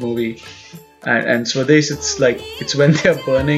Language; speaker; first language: English; non-native, local second language; Tamil